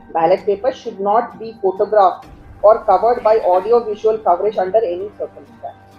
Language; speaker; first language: English; non-native, local second language; Bangla